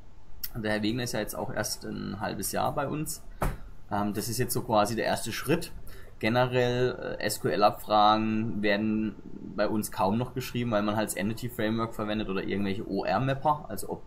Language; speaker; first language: German; native; German